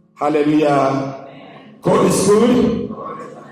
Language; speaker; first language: English; non-native, local second language; Swahili